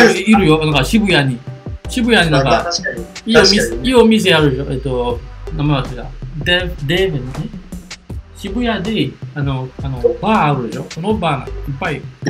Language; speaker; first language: Japanese; non-native, learner; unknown